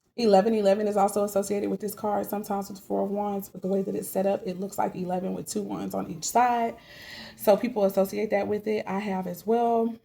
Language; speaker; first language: English; native; English